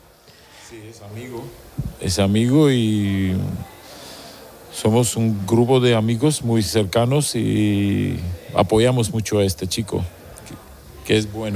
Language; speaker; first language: Spanish; non-native, learner; Georgian